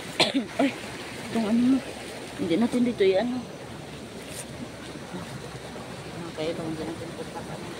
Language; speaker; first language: Filipino; non-native, local second language; Cebuano